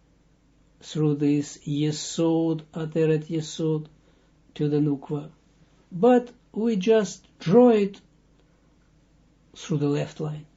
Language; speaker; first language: English; non-native, fluent; Dutch